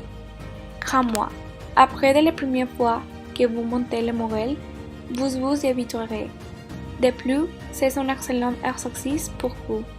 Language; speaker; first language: French; non-native, learner; Spanish